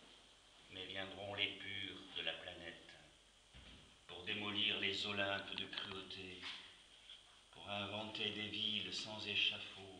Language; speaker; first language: French; native; French